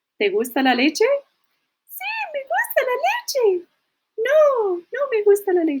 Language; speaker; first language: Spanish; non-native, fluent; English